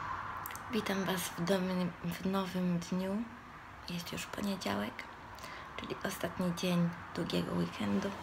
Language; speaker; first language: Polish; non-native, fluent; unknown